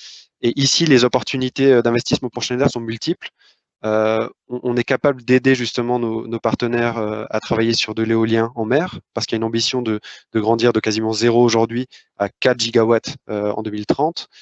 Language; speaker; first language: French; native; French